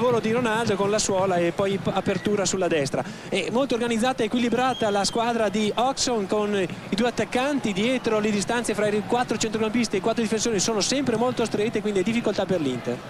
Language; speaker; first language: Italian; native; Italian